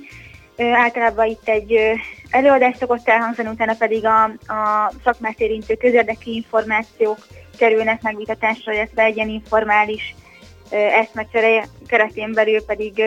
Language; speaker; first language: Hungarian; native; Hungarian